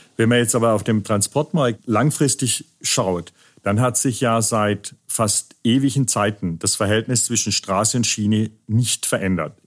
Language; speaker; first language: German; native; German